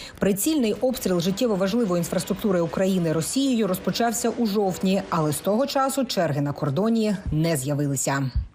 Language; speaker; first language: Ukrainian; native; Ukrainian